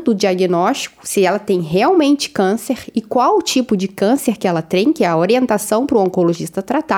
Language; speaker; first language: Portuguese; native; Portuguese